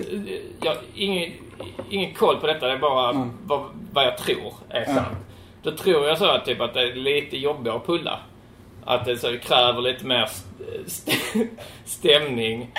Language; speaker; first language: Swedish; native; Swedish